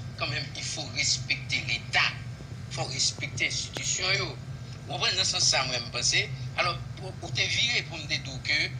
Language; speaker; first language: French; non-native, local second language; Haitian Creole